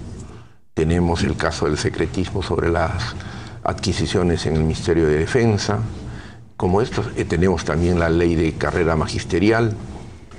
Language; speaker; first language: Spanish; native; Spanish